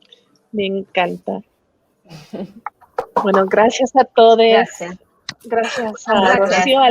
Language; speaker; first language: Spanish; non-native, fluent; English